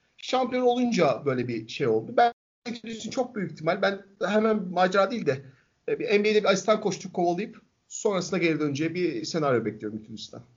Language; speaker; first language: Turkish; native; Turkish